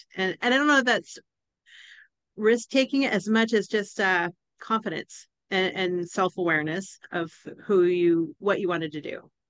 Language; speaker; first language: English; native; English